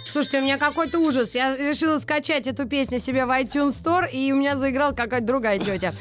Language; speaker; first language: Russian; native; Russian